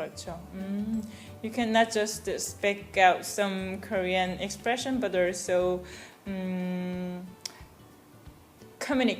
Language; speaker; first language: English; non-native, fluent; Korean